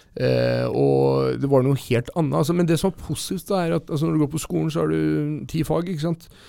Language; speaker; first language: Norwegian; early bilingual, other home language; Persian